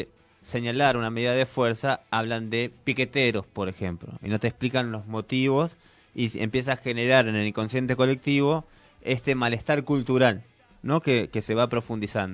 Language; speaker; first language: Spanish; native; Spanish